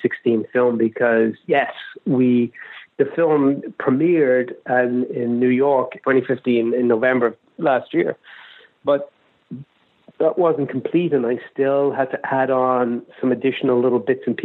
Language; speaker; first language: English; native; English